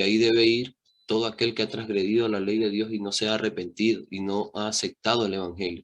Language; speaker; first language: Spanish; native; Spanish